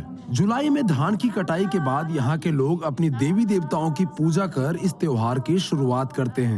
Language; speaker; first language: Hindi; native; Hindi